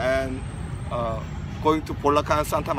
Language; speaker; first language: English; non-native, learner; Korean